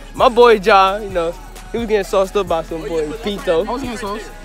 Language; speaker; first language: English; native; English